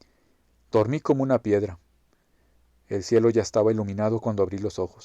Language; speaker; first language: Spanish; native; Spanish